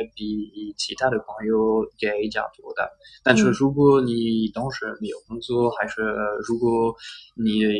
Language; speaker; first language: Chinese; non-native, learner; French